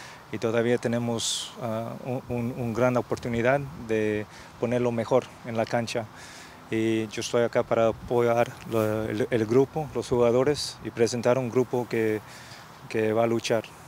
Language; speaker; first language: Spanish; non-native, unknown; English